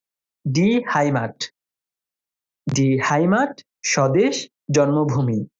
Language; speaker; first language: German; non-native, fluent; Bangla